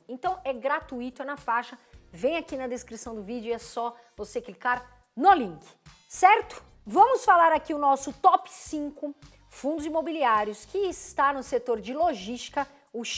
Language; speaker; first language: Portuguese; native; Portuguese